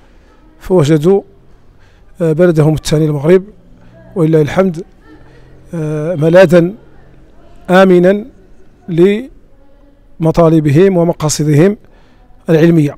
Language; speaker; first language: Arabic; native; Arabic